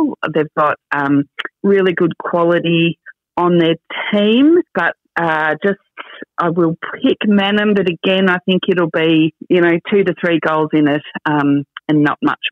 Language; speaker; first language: English; native; English